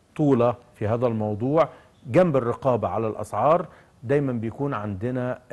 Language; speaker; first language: Arabic; native; Arabic